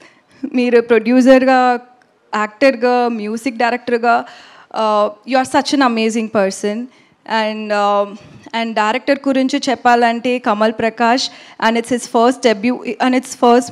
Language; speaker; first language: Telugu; non-native, learner; Tamil